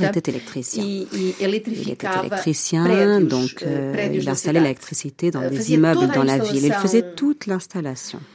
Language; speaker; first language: French; non-native, fluent; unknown